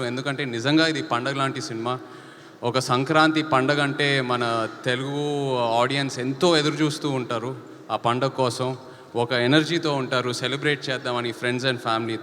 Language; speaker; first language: Telugu; native; Telugu